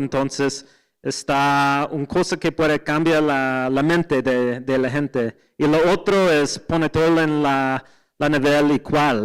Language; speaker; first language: Spanish; non-native, learner; English